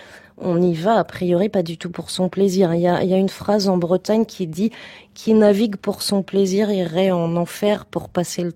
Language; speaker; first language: French; native; French